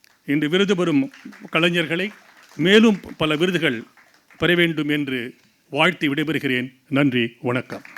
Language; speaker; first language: Tamil; native; Tamil